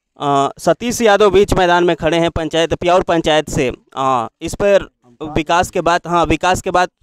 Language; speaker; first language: Hindi; native; Hindi